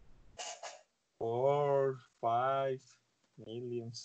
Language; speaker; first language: English; non-native, learner; Spanish